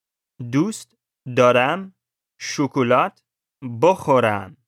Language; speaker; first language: Persian; non-native, learner; English